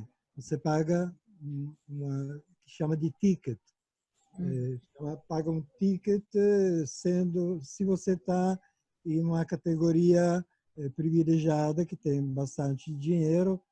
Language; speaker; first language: Portuguese; non-native, fluent; Italian